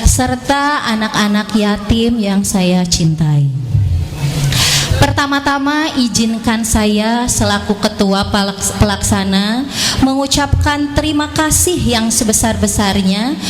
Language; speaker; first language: Indonesian; native; Indonesian